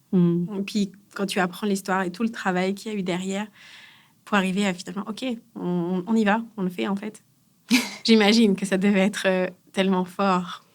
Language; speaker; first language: French; native; French